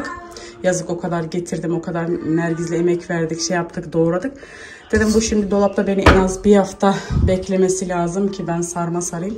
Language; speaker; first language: Turkish; native; Turkish